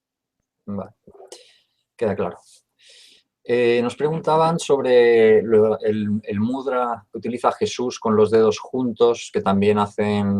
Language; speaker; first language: Spanish; native; Spanish